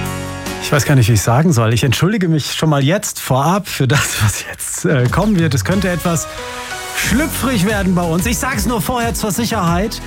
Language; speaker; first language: German; native; German